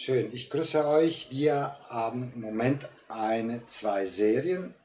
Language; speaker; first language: German; non-native, fluent; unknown